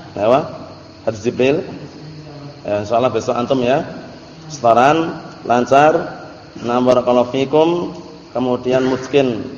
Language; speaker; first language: Indonesian; native; Indonesian